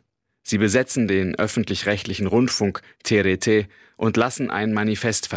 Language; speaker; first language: German; native; German